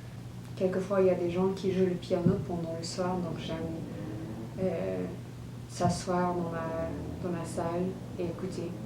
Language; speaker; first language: French; non-native, fluent; English